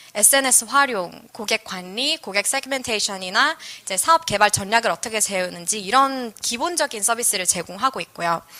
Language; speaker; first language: Korean; native; Korean